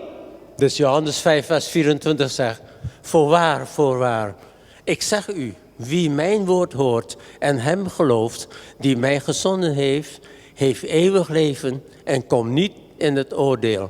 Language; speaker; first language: Dutch; non-native, fluent; Indonesian